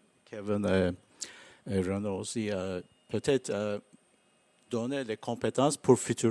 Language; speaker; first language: French; non-native, learner; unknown